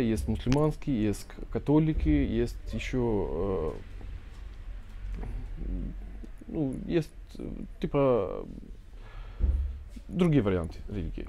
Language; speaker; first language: Russian; non-native, learner; Albanian